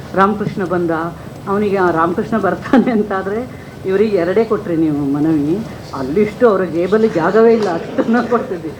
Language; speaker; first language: Kannada; native; Kannada